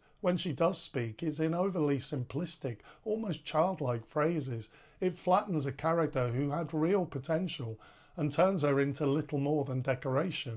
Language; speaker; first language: English; native; English